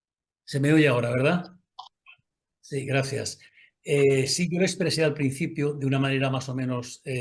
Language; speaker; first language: Spanish; native; Spanish